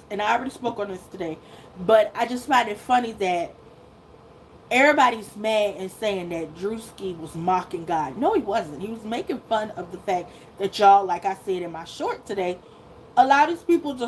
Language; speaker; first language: English; native; English